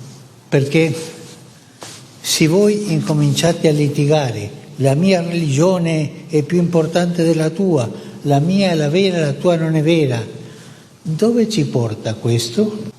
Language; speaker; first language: Italian; non-native, fluent; Spanish